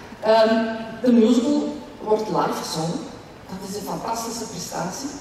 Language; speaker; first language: Dutch; native; Dutch